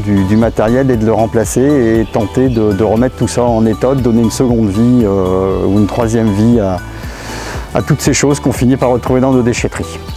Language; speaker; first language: French; native; French